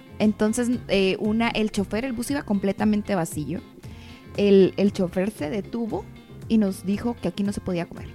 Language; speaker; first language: Spanish; native; Spanish